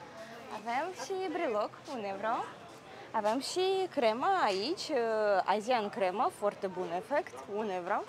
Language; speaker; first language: Romanian; non-native, learner; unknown